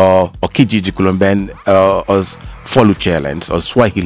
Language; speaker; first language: Hungarian; non-native, learner; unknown